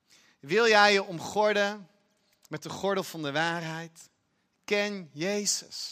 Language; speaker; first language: Dutch; native; Dutch